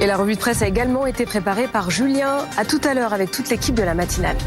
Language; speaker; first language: French; native; French